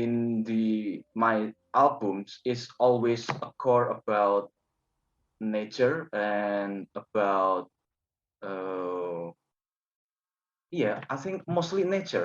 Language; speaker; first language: English; non-native, learner; Indonesian